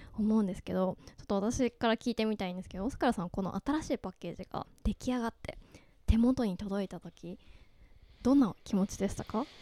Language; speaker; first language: Japanese; native; Japanese